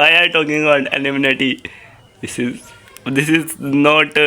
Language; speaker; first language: English; non-native, local second language; Urdu